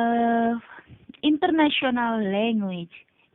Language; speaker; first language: English; non-native, fluent; Indonesian